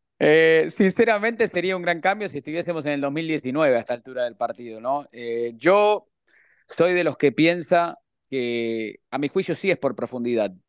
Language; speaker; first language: Spanish; native; Spanish